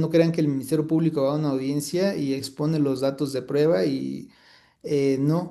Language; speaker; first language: Spanish; native; Spanish